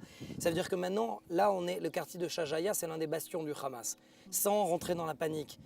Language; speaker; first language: French; native; French